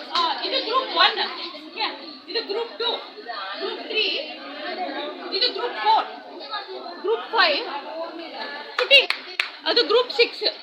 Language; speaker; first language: Malayalam; non-native, learner; Kannada